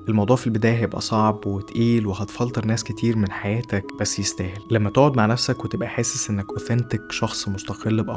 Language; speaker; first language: Arabic; native; Arabic